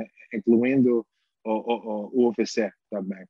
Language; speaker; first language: Portuguese; non-native, fluent; English